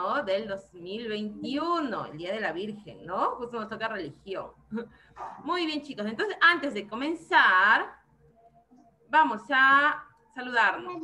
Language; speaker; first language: Spanish; native; Spanish